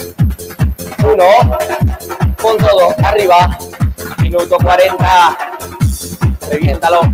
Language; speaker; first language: Spanish; native; Spanish